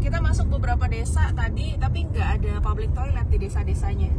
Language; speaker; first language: Indonesian; native; Indonesian